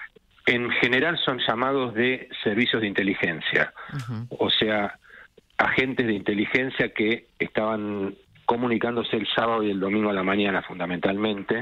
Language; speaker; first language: Spanish; native; Spanish